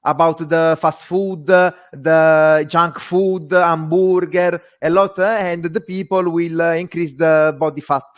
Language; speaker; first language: English; non-native, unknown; Italian